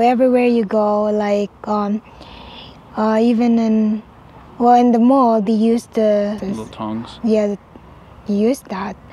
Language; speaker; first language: English; non-native, local second language; Cebuano